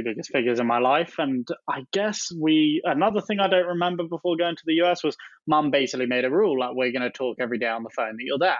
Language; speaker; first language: English; native; English